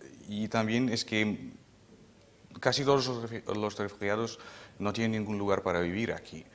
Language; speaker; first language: Spanish; non-native, fluent; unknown